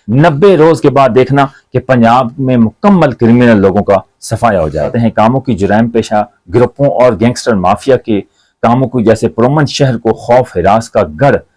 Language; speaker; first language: Urdu; non-native, local second language; Punjabi